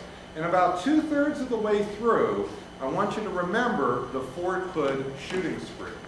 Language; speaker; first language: English; native; English